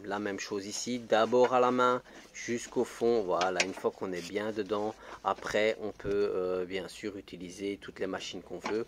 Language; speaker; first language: French; native; French